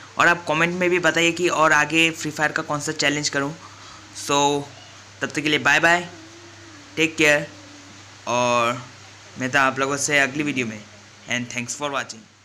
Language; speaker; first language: Hindi; native; Hindi